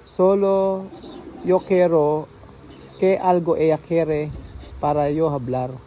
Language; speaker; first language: Spanish; non-native, learner; Filipino